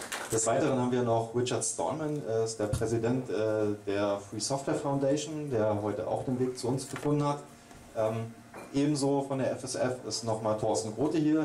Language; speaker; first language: German; native; German